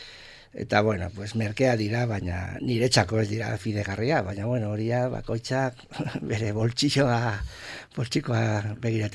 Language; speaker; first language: Basque; non-native, local second language; Spanish